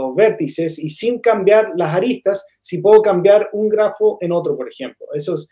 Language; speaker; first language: Spanish; non-native, fluent; English